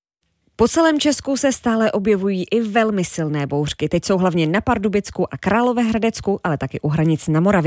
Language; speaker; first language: Czech; native; Czech